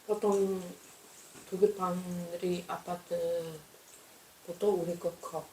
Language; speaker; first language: Korean; non-native, learner; Uzbek